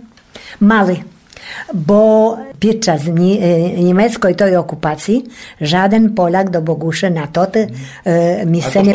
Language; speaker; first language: Polish; non-native, local second language; Rusyn